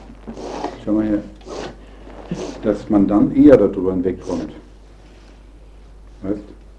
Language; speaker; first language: German; native; German